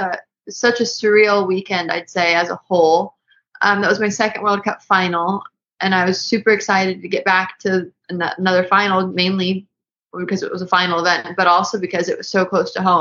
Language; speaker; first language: English; native; English